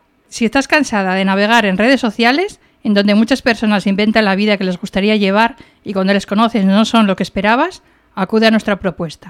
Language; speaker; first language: Spanish; native; Spanish